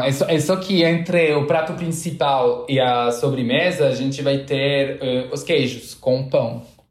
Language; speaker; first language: Portuguese; non-native, fluent; French